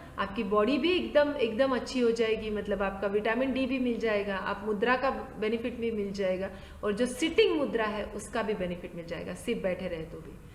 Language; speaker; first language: Hindi; non-native, local second language; Marathi